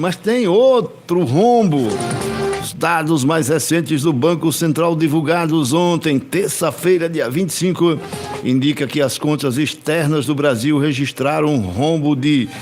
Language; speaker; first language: Portuguese; native; Portuguese